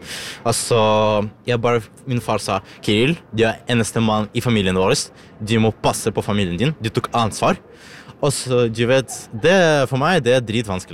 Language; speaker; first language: Norwegian; non-native, learner; Ukrainian